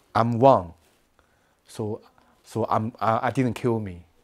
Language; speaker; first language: English; non-native, learner; Chinese